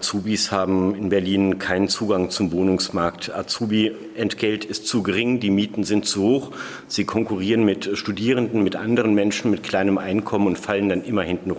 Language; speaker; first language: German; native; German